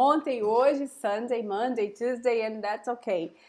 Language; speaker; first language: English; non-native, fluent; Portuguese